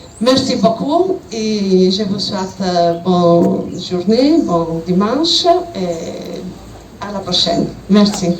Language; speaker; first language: French; non-native, learner; Italian